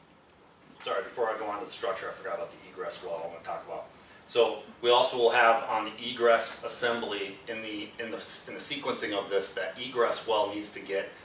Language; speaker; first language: English; native; English